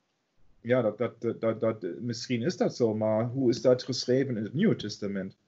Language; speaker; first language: Dutch; non-native, learner; German